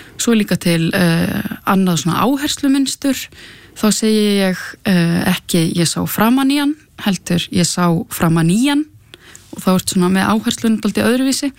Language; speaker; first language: Icelandic; native; Icelandic